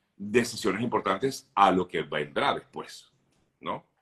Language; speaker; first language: Spanish; native; Spanish